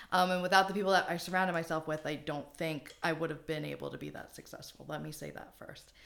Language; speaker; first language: English; native; English